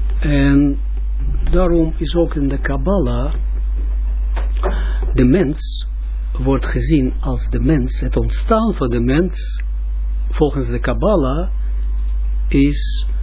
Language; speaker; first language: Dutch; non-native, fluent; Russian